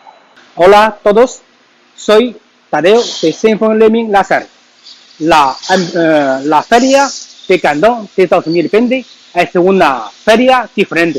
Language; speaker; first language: Spanish; non-native, learner; Chinese